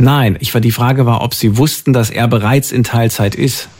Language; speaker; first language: German; native; German